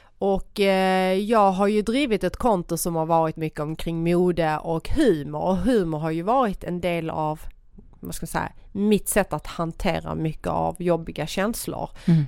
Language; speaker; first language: Swedish; early bilingual, other home language; Persian